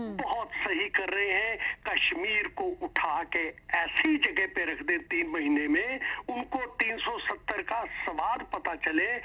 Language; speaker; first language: Hindi; native; Hindi